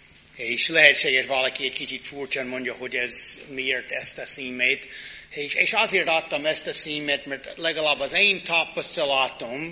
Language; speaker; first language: Hungarian; non-native, learner; English